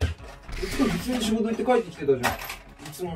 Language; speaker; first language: Japanese; native; Japanese